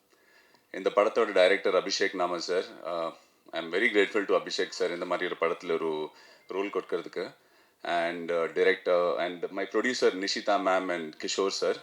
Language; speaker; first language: Tamil; non-native, fluent; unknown